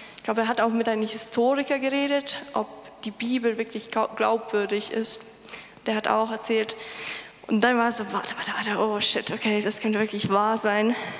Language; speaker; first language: German; non-native, fluent; Lithuanian